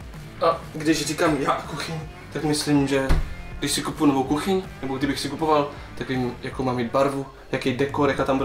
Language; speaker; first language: Czech; native; Czech